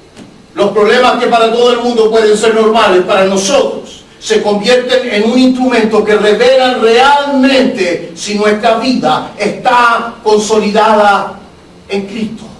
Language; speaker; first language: Spanish; native; Spanish